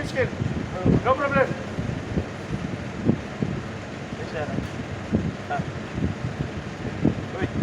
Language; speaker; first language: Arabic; non-native, learner; Filipino